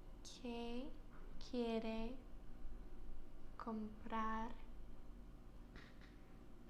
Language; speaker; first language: Spanish; non-native, learner; English